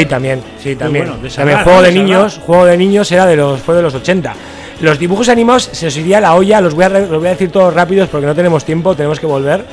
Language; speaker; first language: Spanish; native; Spanish